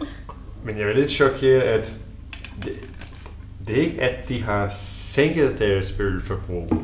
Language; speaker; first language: Danish; non-native, learner; English